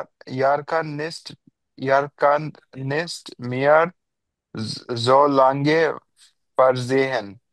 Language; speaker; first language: German; non-native, learner; Bangla